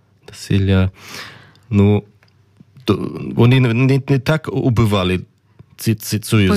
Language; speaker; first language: Ukrainian; non-native, learner; German